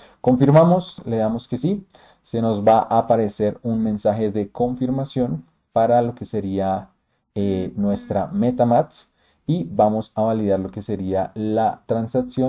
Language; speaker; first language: Spanish; native; Spanish